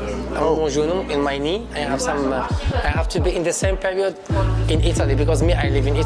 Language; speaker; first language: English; non-native, fluent; French